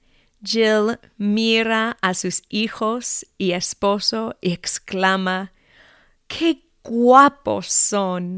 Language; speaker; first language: Spanish; non-native, fluent; English